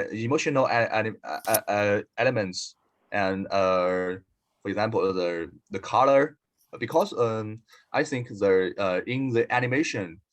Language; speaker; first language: English; non-native, learner; Chinese